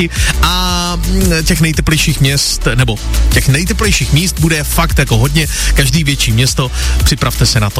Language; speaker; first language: Czech; native; Czech